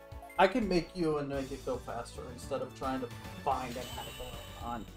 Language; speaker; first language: English; native; English